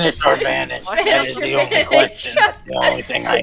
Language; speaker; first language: English; native; English